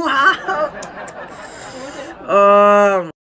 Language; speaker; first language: Japanese; non-native, learner; Vietnamese